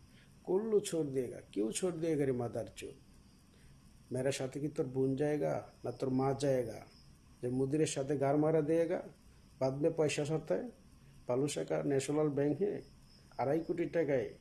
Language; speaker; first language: Hindi; non-native, learner; Bangla